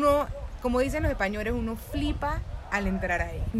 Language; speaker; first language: Spanish; native; Spanish